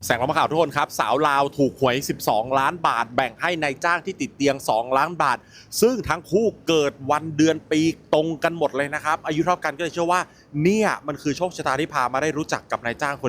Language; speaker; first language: Thai; native; Thai